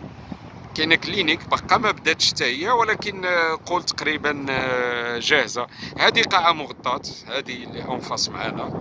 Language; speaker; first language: Arabic; native; Arabic